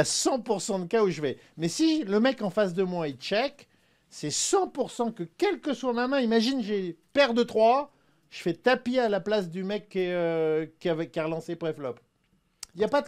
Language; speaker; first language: French; native; French